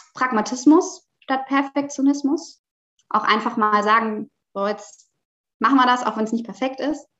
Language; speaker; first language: German; native; German